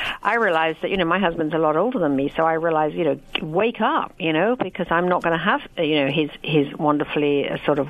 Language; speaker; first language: English; native; English